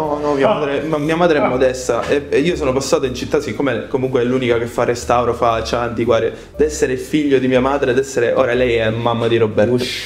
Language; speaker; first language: Italian; native; Italian